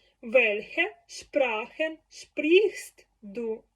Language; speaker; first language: German; non-native, learner; Ukrainian